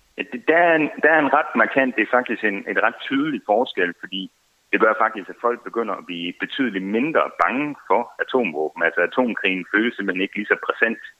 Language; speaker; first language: Danish; native; Danish